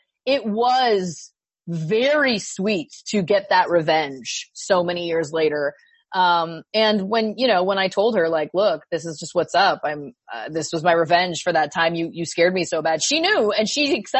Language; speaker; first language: English; native; English